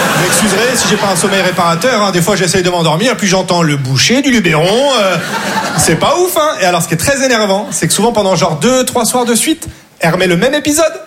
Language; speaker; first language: French; native; French